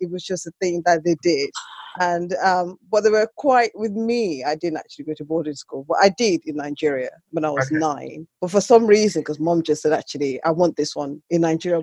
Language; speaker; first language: English; non-native, local second language; Yoruba